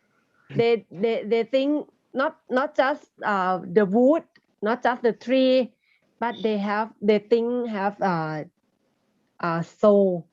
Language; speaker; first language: English; non-native, learner; Thai